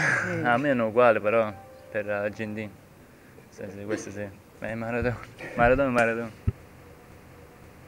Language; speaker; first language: Italian; early bilingual, heritage; German